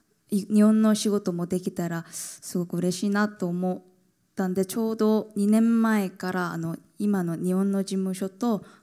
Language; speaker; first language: Japanese; non-native, fluent; Korean